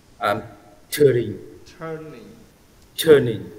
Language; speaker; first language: English; non-native, learner; Vietnamese